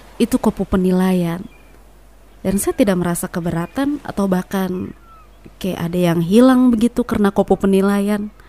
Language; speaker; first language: Indonesian; native; Indonesian